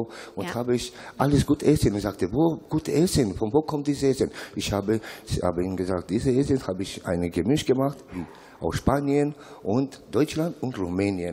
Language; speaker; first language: German; non-native, learner; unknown